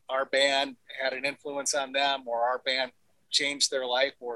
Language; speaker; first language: English; native; English